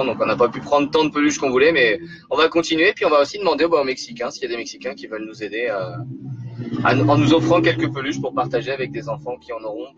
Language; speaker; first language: French; native; French